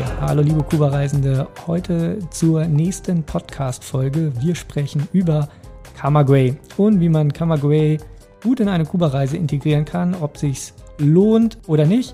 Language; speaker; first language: German; native; German